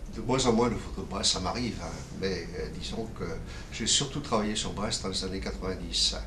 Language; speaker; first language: French; native; French